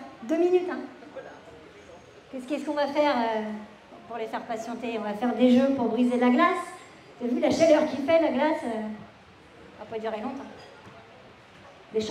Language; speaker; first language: French; native; French